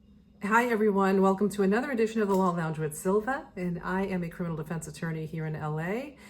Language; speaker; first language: English; native; English